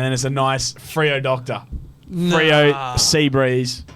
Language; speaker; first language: English; native; English